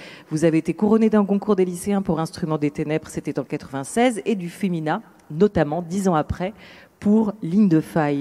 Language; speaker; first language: French; native; French